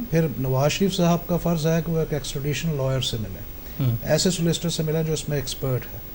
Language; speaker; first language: Urdu; native; Urdu